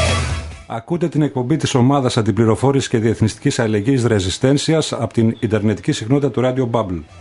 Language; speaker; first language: Greek; native; Greek